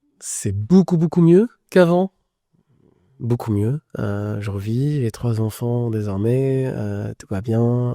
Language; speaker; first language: French; non-native, local second language; Arabic